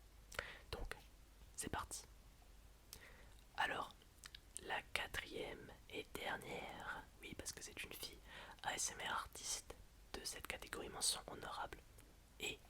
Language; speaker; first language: French; native; French